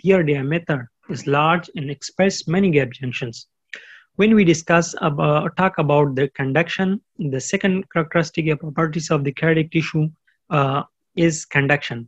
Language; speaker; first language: English; non-native, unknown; Pashto